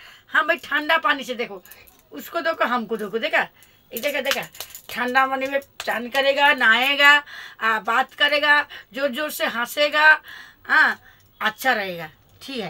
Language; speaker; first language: Hindi; non-native, local second language; Bangla